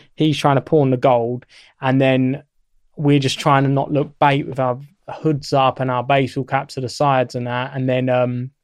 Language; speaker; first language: English; native; English